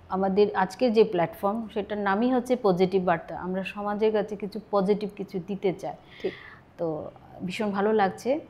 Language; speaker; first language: Bangla; non-native, local second language; Chakma